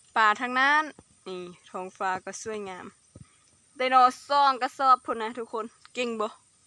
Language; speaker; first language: Thai; native; Thai